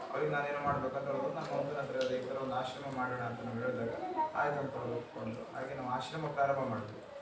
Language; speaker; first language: Kannada; native; Kannada